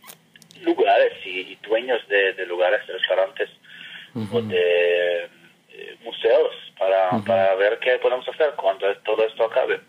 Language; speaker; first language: Spanish; non-native, fluent; Hebrew